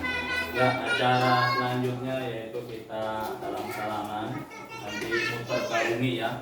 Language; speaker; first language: Indonesian; native; Indonesian